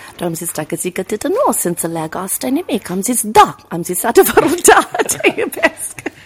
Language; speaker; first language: Romanian; non-native, fluent; English